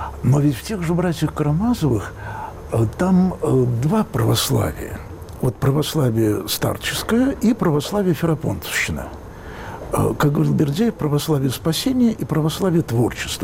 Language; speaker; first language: Russian; native; Russian